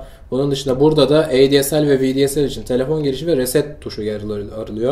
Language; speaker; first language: Turkish; native; Turkish